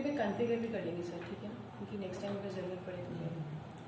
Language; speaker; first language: Hindi; native; Hindi